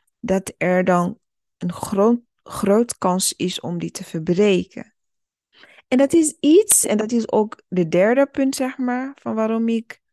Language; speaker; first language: Dutch; early bilingual, other home language; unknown